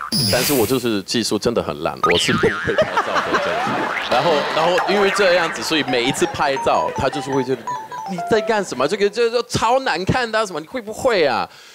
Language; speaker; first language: Chinese; non-native, fluent; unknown